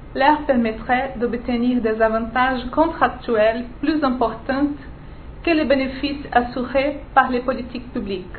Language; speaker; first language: French; non-native, fluent; Portuguese